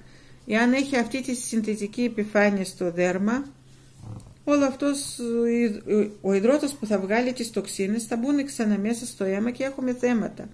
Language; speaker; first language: Greek; non-native, fluent; Russian